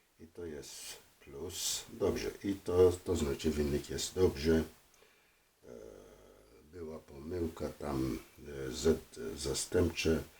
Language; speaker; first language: Polish; non-native, learner; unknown